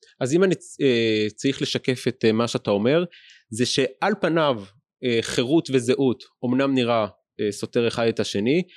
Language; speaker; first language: Hebrew; native; Hebrew